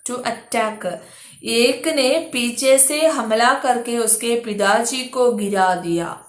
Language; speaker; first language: Hindi; non-native, local second language; Malayalam